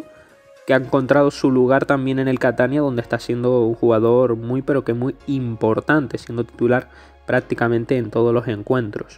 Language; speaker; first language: Spanish; native; Spanish